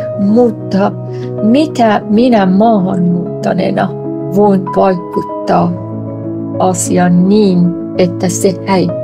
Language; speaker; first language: Finnish; non-native, fluent; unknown